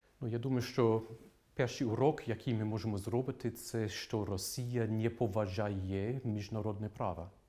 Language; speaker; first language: Ukrainian; non-native, fluent; English